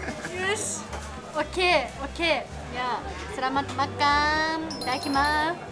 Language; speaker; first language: Indonesian; non-native, learner; Japanese